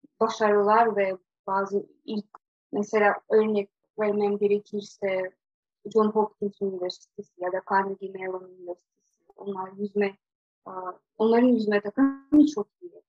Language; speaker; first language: Turkish; non-native, fluent; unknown